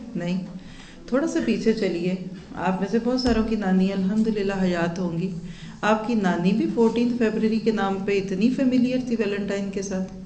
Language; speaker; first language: Urdu; native; Urdu